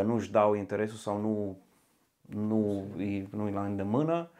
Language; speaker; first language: Romanian; early bilingual, heritage; Romanian